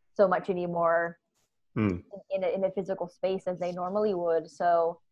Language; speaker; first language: English; native; English